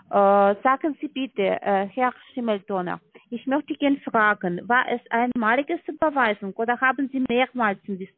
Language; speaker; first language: German; non-native, learner; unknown